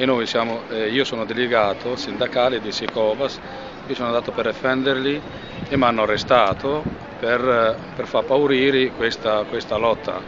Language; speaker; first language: Italian; non-native, learner; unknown